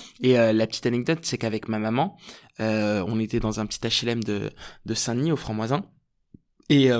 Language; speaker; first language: French; early bilingual, other home language; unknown